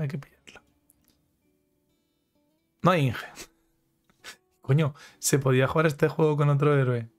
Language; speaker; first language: Spanish; native; Spanish